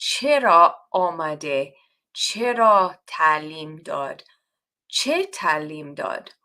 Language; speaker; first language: Persian; non-native, learner; English